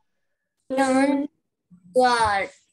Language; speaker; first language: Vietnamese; early bilingual, heritage; Vietnamese